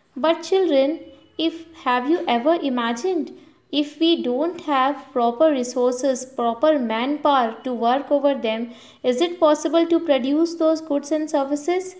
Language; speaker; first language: English; non-native, local second language; Hindi